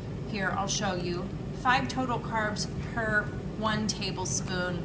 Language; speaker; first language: English; native; English